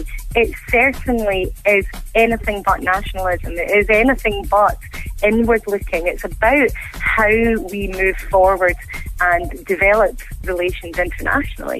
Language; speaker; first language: English; native; English